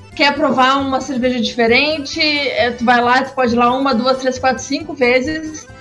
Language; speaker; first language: Portuguese; native; Portuguese